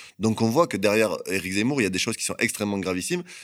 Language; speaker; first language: French; native; French